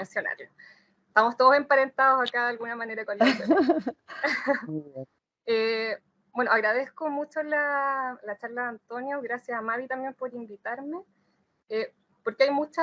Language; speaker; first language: Spanish; native; Spanish